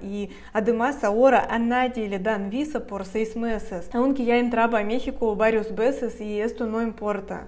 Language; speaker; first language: Spanish; non-native, fluent; Russian